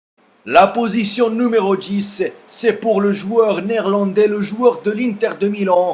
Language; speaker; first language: French; non-native, fluent; Spanish